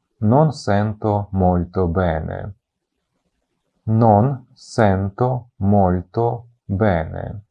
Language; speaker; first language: Italian; non-native, fluent; Ukrainian